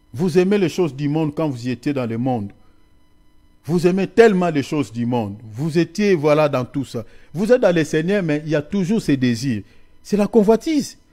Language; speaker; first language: French; non-native, local second language; Lingala